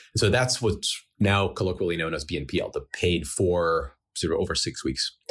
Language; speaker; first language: English; early bilingual, other home language; Ukrainian